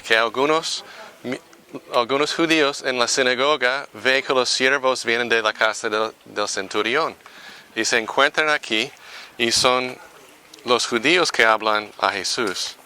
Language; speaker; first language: Spanish; non-native, fluent; English